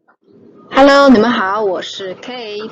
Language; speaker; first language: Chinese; native; Chinese